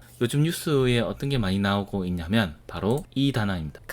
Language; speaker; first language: Korean; native; Korean